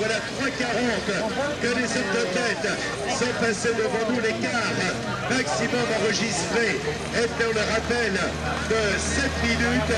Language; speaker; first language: French; native; French